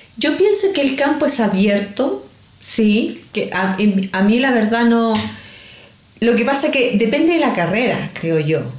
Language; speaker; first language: Spanish; native; Spanish